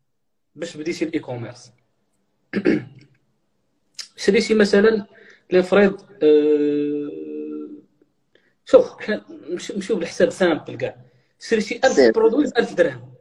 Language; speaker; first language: Arabic; native; Arabic